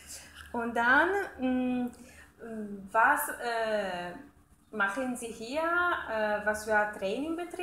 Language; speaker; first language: German; non-native, learner; Italian